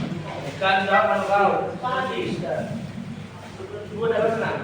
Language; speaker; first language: Indonesian; native; Indonesian